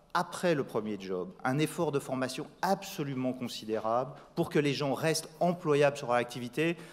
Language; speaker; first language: French; native; French